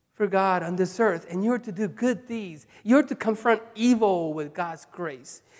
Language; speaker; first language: English; early bilingual, other home language; Korean